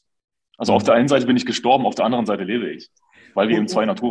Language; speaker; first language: German; native; German